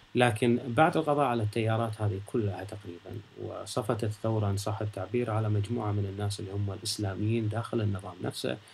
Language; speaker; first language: Arabic; native; Arabic